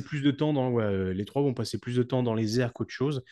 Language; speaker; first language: French; native; French